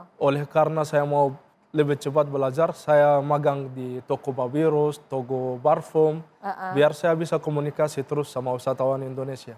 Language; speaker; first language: Indonesian; non-native, fluent; Arabic